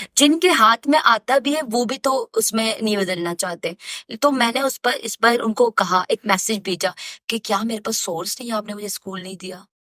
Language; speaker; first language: Urdu; non-native, local second language; Baluchi